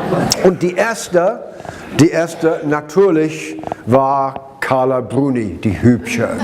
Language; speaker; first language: German; non-native, learner; English